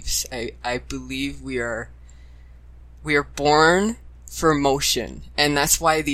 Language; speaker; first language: English; native; English